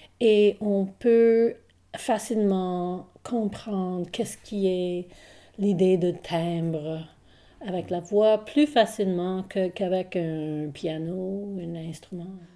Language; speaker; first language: French; non-native, local second language; English